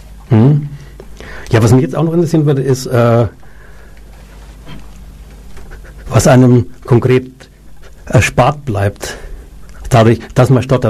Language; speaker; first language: German; native; German